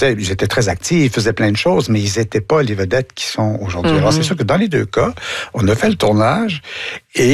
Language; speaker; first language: French; native; French